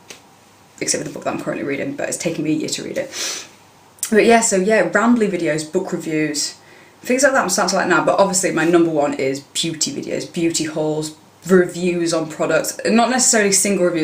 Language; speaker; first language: English; native; English